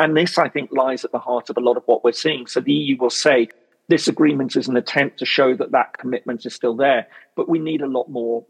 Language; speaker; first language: English; native; English